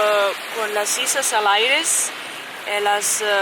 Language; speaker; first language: Spanish; non-native, learner; Serbian